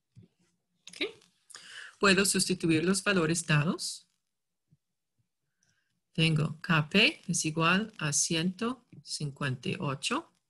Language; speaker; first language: Spanish; non-native, fluent; English